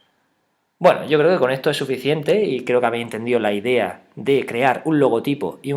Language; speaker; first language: Spanish; native; Spanish